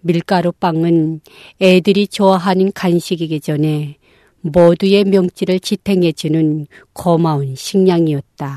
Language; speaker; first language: Korean; non-native, local second language; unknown